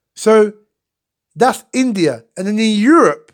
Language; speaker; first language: English; non-native, local second language; Akan